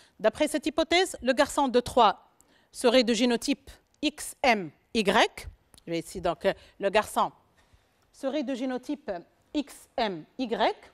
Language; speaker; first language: French; non-native, local second language; Arabic